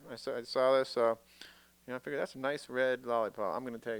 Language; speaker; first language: English; native; English